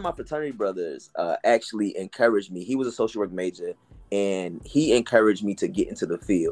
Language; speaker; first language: English; native; English